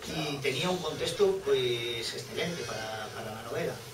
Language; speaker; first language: Spanish; native; Spanish